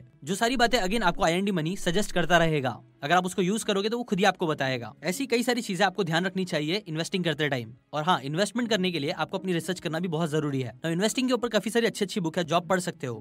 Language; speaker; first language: Hindi; native; Hindi